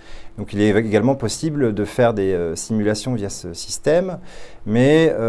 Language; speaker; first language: French; native; French